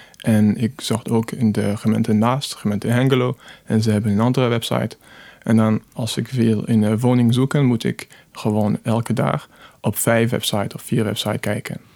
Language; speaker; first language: Dutch; non-native, fluent; French